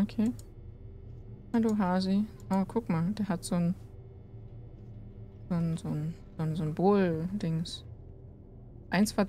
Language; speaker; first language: German; native; German